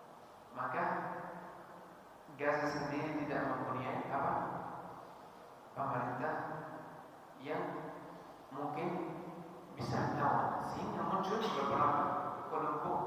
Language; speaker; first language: Indonesian; non-native, fluent; Arabic